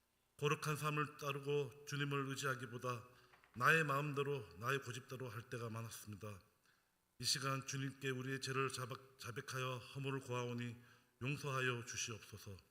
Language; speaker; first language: Korean; native; Korean